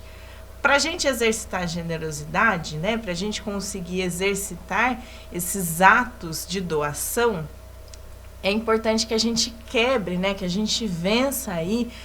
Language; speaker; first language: Portuguese; native; Portuguese